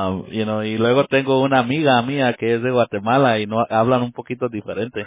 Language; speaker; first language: Spanish; early bilingual, heritage; Spanish